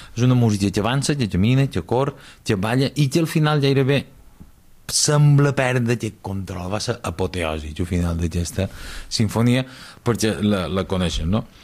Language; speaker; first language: Catalan; native; Catalan